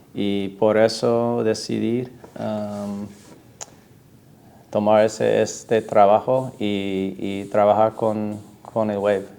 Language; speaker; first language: Spanish; non-native, fluent; English